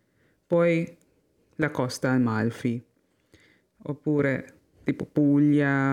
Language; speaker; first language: Italian; non-native, fluent; Filipino